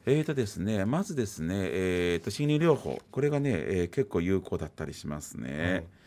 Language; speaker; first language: Japanese; native; Japanese